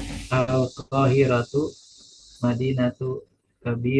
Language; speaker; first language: Arabic; non-native, learner; Indonesian